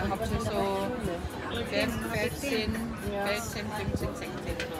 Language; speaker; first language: German; early bilingual, other home language; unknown